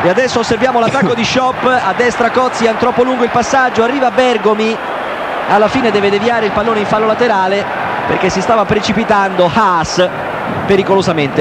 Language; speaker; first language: Italian; native; Italian